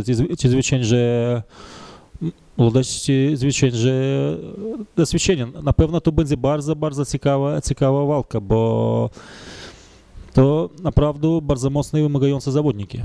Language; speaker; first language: Polish; non-native, fluent; Russian